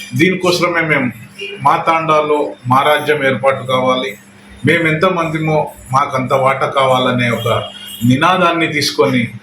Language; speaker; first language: Telugu; non-native, local second language; Lambadi